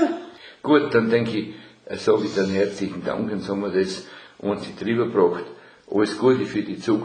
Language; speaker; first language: German; native; German